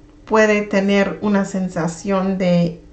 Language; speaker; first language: Spanish; non-native, learner; English